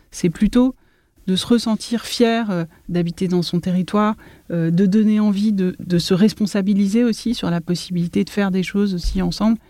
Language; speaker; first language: French; native; French